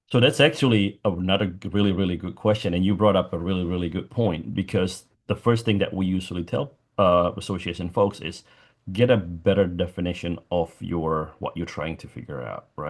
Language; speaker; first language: English; non-native, fluent; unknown